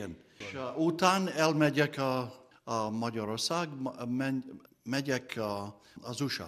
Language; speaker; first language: Hungarian; non-native, learner; English